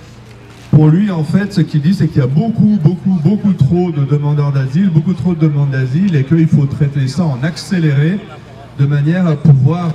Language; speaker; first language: French; native; French